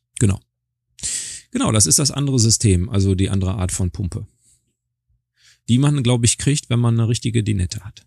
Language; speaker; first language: German; native; German